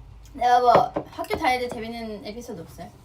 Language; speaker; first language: Korean; non-native, fluent; Thai